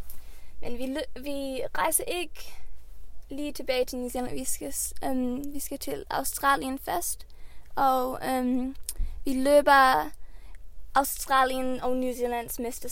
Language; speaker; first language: Danish; early bilingual, heritage; Swedish